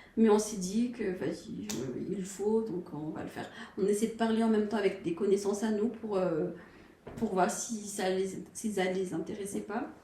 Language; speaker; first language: French; non-native, local second language; Malagasy